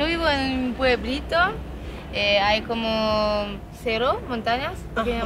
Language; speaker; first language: Spanish; non-native, learner; French